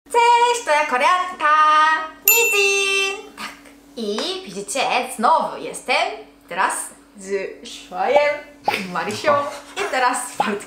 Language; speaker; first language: Polish; non-native, learner; Korean